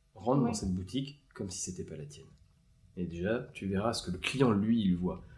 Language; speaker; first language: French; native; French